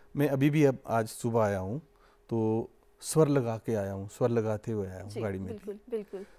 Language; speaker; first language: Hindi; native; Hindi